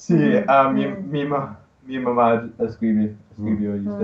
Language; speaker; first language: Spanish; non-native, learner; English